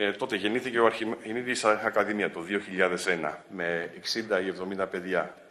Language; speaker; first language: Greek; early bilingual, heritage; Greek